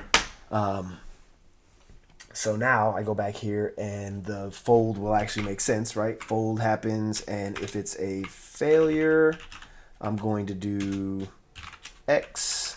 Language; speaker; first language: English; native; English